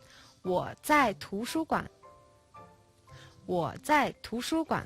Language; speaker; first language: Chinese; non-native, fluent; Mongolian